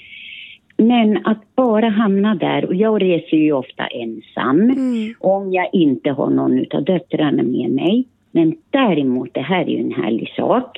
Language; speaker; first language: Swedish; early bilingual, other home language; Finnish